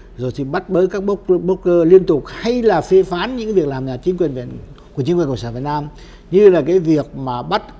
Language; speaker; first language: Vietnamese; native; Vietnamese